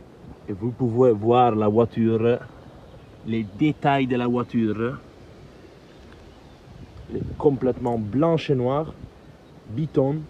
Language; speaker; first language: French; non-native, learner; Italian